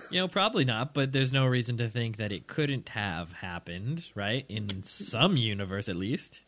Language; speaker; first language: English; native; English